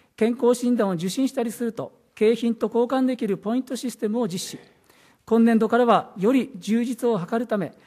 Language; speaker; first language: Japanese; native; Japanese